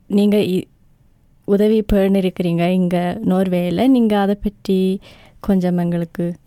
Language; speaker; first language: Tamil; early bilingual, heritage; Tamil